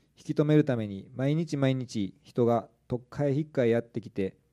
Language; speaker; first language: Japanese; native; Japanese